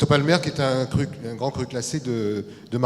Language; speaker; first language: French; native; French